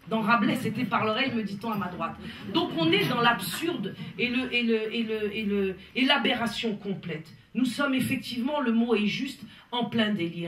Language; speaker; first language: French; native; French